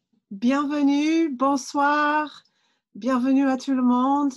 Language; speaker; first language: French; non-native, fluent; English